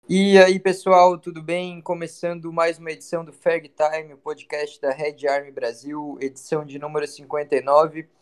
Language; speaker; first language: Portuguese; native; Portuguese